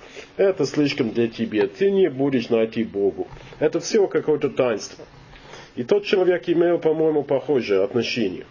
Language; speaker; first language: Russian; non-native, learner; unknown